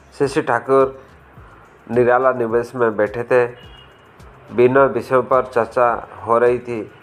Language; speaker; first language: Hindi; native; Hindi